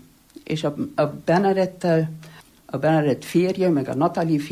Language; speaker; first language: Hungarian; non-native, fluent; German